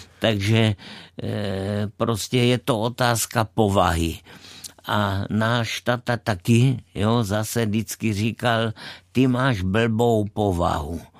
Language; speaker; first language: Czech; native; Czech